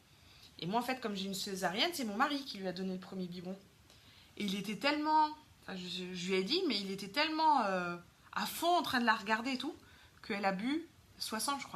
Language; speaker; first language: French; native; French